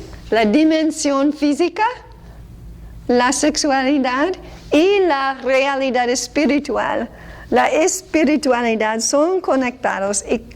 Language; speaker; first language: Spanish; non-native, fluent; English